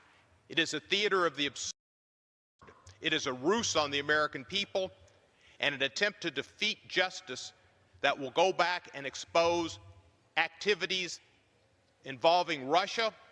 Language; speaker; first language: English; native; English